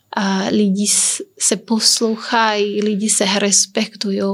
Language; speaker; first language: Czech; non-native, fluent; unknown